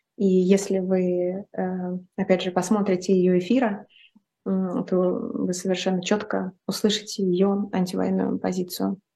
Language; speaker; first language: Russian; native; Russian